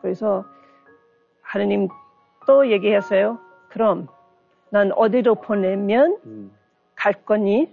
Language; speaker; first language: Korean; non-native, learner; English